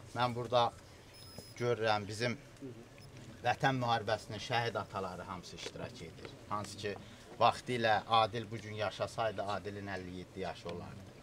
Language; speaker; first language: Azerbaijani; native; Azerbaijani